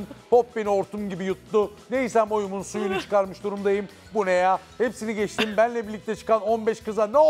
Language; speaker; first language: Turkish; native; Turkish